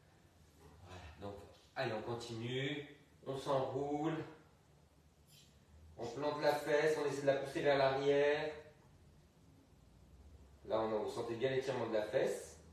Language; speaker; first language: French; native; French